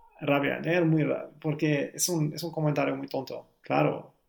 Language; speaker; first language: Spanish; non-native, learner; German